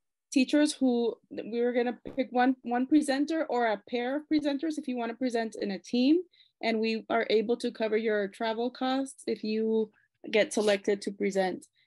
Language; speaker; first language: English; early bilingual, other home language; Spanish